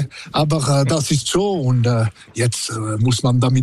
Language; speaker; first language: German; non-native, local second language; French